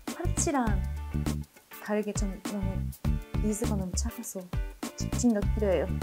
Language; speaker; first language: Korean; non-native, fluent; Japanese